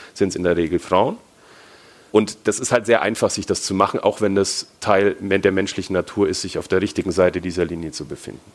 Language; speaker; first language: German; native; German